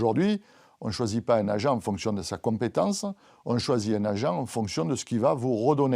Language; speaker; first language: French; native; French